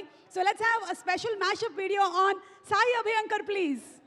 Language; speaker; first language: Telugu; native; Telugu